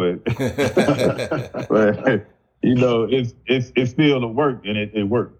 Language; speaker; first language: English; native; English